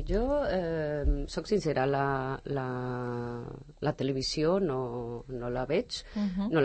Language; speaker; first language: Catalan; non-native, fluent; Portuguese